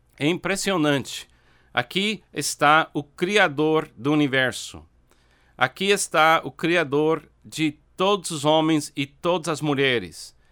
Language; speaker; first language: Portuguese; non-native, fluent; English